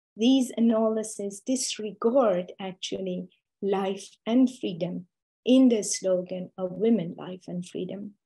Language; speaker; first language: English; non-native, fluent; Persian